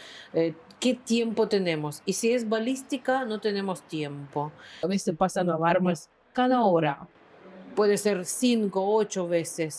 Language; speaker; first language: Spanish; non-native, fluent; Ukrainian